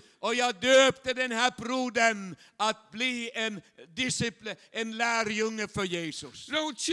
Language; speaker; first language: Swedish; non-native, fluent; Chinese